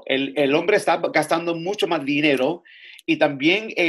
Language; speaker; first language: Spanish; early bilingual, other home language; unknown